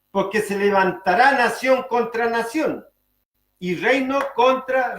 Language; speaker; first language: Spanish; native; Spanish